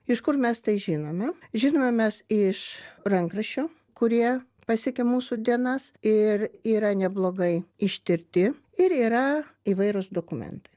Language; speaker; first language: Lithuanian; non-native, local second language; Russian